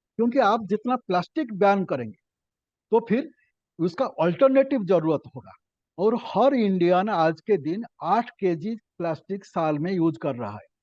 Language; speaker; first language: Hindi; non-native, local second language; Odia